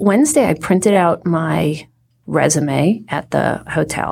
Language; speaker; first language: English; native; English